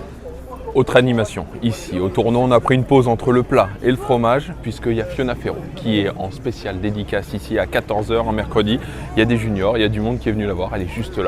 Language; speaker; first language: French; native; French